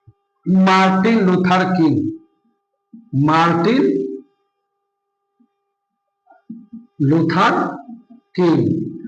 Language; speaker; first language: Hindi; non-native, local second language; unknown